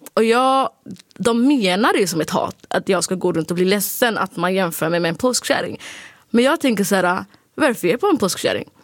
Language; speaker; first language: Swedish; early bilingual, other home language; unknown